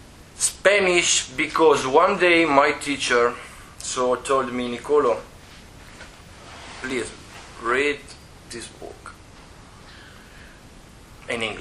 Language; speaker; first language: English; non-native, learner; Italian